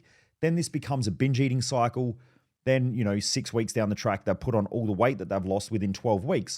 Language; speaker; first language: English; native; English